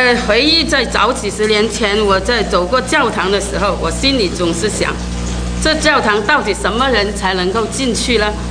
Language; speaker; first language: Chinese; non-native, local second language; Cantonese